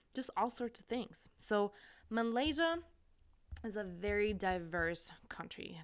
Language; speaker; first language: English; non-native, fluent; German